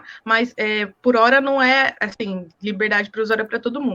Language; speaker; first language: Portuguese; native; Portuguese